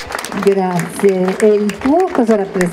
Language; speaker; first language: Italian; native; Italian